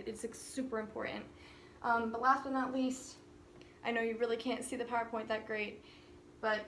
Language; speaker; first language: English; native; English